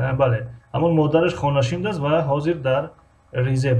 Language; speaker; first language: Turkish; non-native, fluent; Tajik